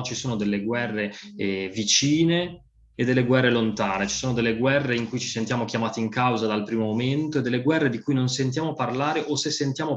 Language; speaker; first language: Italian; native; Italian